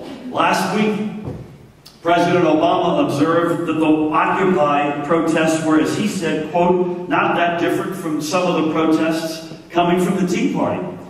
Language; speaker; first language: English; native; English